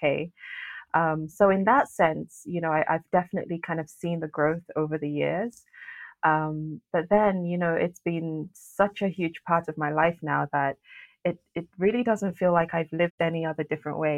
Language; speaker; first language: English; non-native, local second language; Yoruba